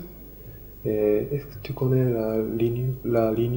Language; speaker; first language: French; non-native, learner; Japanese